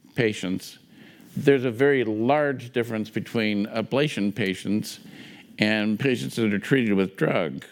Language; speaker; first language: English; native; English